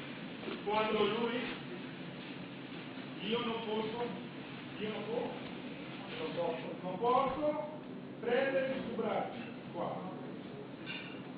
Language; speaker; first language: Italian; non-native, learner; Romanian